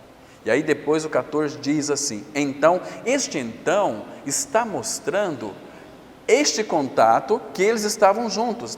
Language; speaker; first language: Portuguese; native; Portuguese